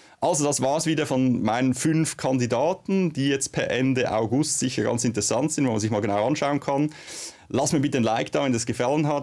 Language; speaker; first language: German; native; German